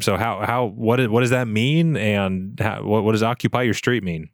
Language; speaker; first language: English; native; English